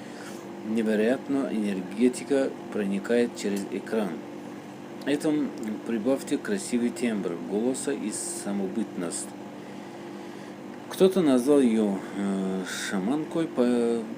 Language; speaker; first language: Russian; non-native, local second language; Tajik